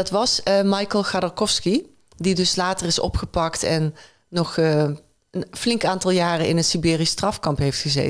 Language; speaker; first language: Dutch; native; Dutch